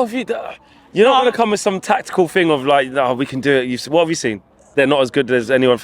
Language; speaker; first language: English; native; English